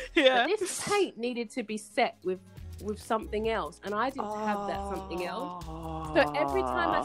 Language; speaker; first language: English; native; English